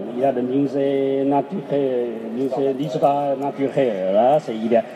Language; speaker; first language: French; non-native, learner; Chinese